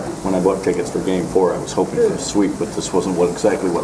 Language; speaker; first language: English; native; English